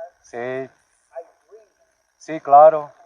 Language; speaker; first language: Spanish; non-native, learner; English